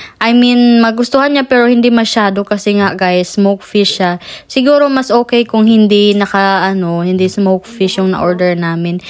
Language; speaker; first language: Filipino; non-native, local second language; Cebuano